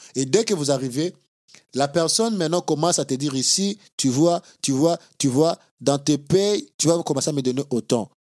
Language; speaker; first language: French; non-native, local second language; Lingala